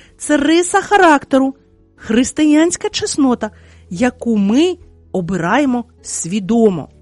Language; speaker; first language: Ukrainian; native; Ukrainian